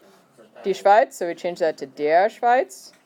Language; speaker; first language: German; non-native, fluent; English